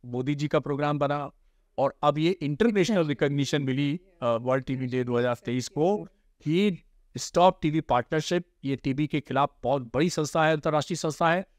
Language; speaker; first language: Hindi; native; Hindi